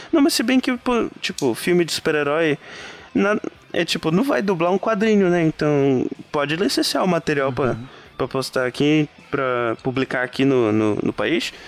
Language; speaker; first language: Portuguese; native; Portuguese